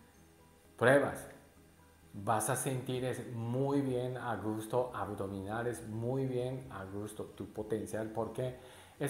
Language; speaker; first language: Spanish; non-native, learner; Japanese